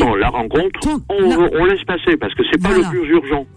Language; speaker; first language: French; native; French